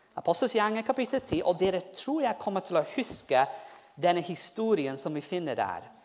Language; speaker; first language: Norwegian; non-native, fluent; English